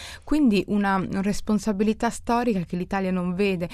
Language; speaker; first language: Italian; early bilingual, other home language; Somali